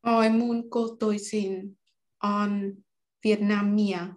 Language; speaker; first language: Finnish; non-native, learner; Vietnamese